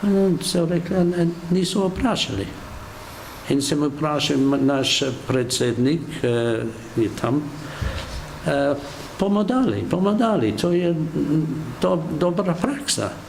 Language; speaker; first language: Slovenian; non-native, learner; English